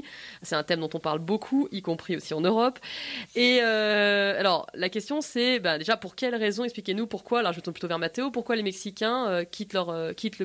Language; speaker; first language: French; native; French